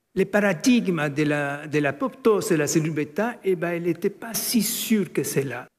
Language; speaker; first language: French; non-native, fluent; Spanish